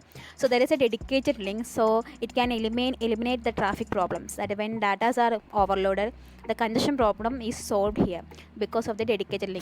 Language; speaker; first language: English; non-native, local second language; Malayalam